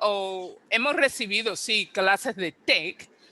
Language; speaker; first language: Spanish; non-native, fluent; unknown